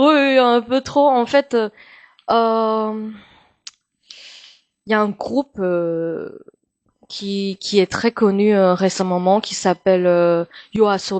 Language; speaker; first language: French; non-native, fluent; Min Nan Chinese